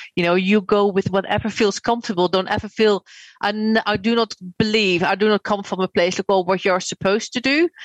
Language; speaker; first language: English; non-native, fluent; Dutch